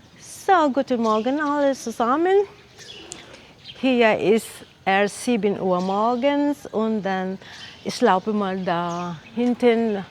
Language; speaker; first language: German; non-native, fluent; Filipino